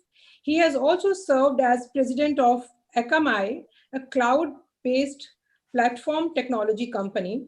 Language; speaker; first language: English; non-native, local second language; Hindi